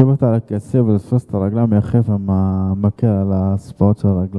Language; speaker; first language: Hebrew; non-native, fluent; Arabic